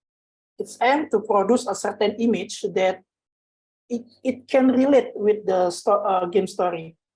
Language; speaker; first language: English; non-native, learner; Indonesian